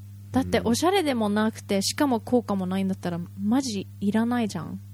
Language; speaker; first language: Japanese; early bilingual, heritage; Japanese